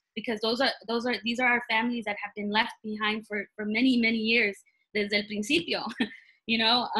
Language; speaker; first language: English; early bilingual, other home language; Spanish